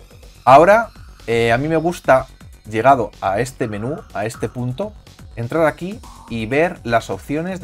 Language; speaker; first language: Spanish; native; Spanish